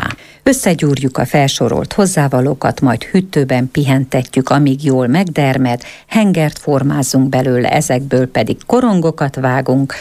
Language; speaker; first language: Hungarian; native; Hungarian